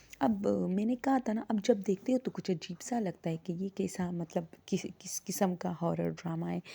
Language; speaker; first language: Urdu; non-native, local second language; Pashto